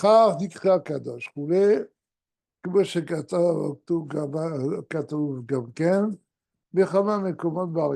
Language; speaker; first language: Hebrew; non-native, fluent; French